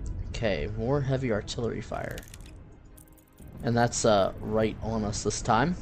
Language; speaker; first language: English; native; English